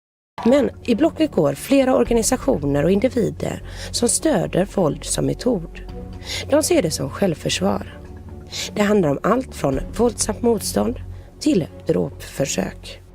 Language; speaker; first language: Swedish; native; Swedish